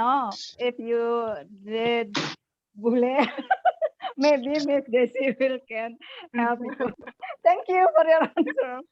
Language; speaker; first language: English; non-native, learner; Indonesian